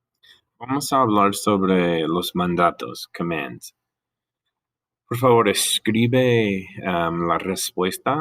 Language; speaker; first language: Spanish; non-native, fluent; English